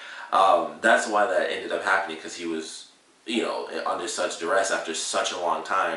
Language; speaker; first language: English; native; English